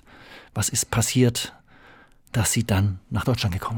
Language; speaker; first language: German; native; German